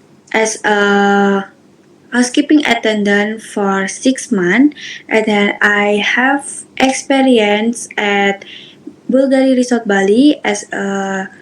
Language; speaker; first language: English; non-native, learner; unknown